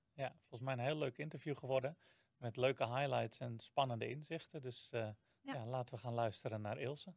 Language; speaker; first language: Dutch; native; Dutch